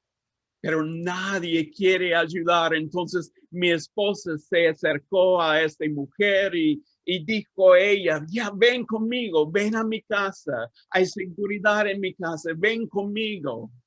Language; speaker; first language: Spanish; non-native, learner; English